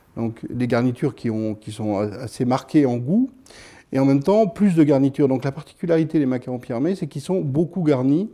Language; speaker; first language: French; native; French